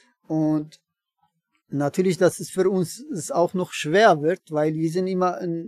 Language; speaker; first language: German; non-native, learner; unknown